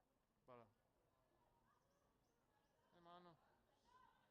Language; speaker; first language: Italian; native; Italian